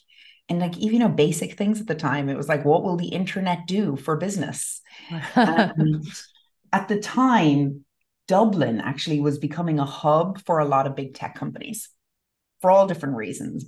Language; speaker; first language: English; native; English